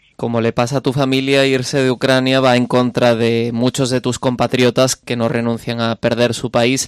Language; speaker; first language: Spanish; native; Spanish